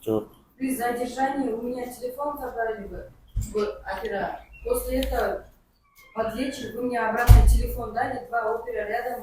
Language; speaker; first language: Russian; non-native, local second language; Kyrgyz